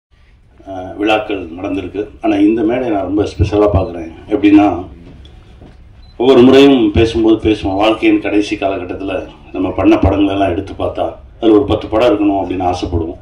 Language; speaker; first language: Tamil; native; Tamil